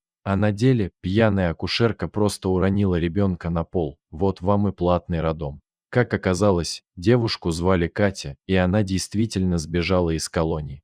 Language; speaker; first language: Russian; native; Russian